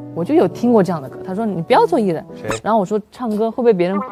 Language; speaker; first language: Chinese; native; Chinese